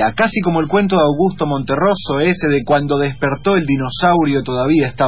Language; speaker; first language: Spanish; native; Spanish